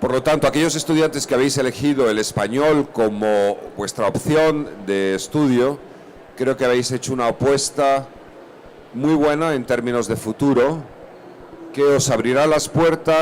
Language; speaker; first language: Spanish; native; Spanish